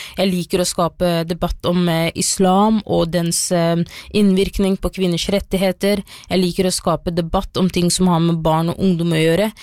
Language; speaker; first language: Norwegian; early bilingual, other home language; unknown